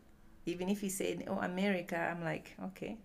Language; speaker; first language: English; non-native, local second language; Bemba